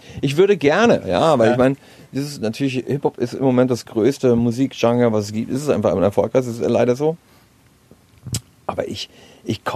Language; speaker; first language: German; native; German